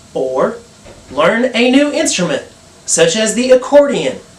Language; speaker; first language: English; native; English